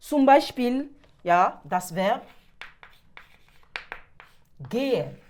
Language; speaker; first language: German; non-native, fluent; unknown